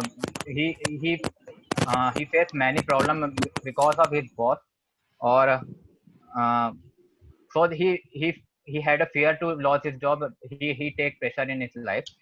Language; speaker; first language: English; non-native, learner; Hindi